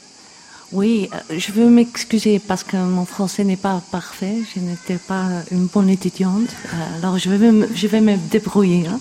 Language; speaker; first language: French; non-native, local second language; Dutch